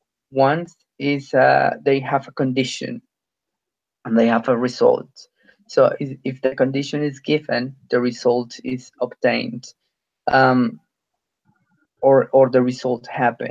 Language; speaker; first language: English; non-native, fluent; Spanish